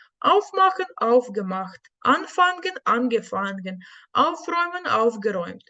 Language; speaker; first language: German; non-native, fluent; Ukrainian